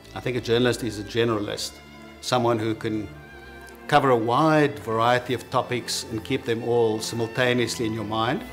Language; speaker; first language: English; non-native, local second language; Afrikaans